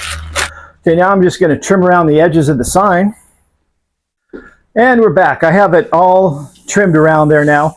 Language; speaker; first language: English; native; English